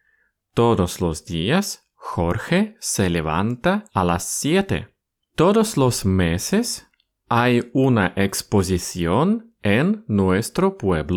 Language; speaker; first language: Spanish; non-native, fluent; Russian